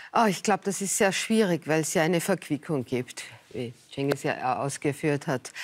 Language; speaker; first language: German; native; German